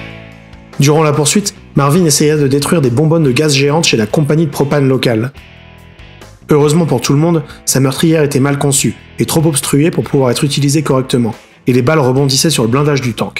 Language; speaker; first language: French; native; French